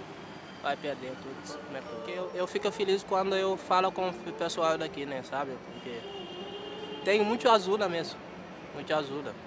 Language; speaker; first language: Portuguese; non-native, learner; Wolof